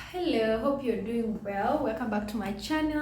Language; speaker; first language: English; non-native, local second language; Swahili